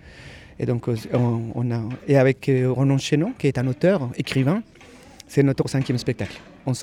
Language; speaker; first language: French; native; French